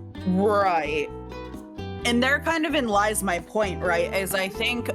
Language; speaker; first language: English; native; English